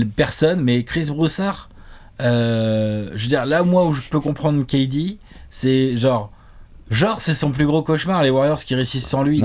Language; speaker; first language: French; native; French